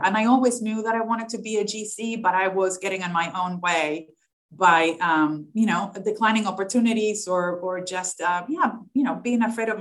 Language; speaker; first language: English; non-native, fluent; Spanish